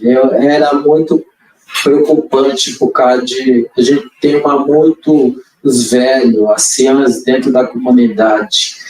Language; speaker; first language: Portuguese; non-native, local second language; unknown